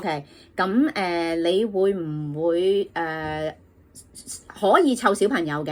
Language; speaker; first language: Cantonese; native; Cantonese